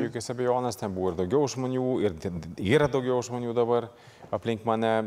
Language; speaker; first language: Lithuanian; non-native, fluent; Swedish